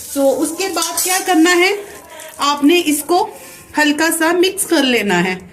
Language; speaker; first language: Hindi; non-native, local second language; Punjabi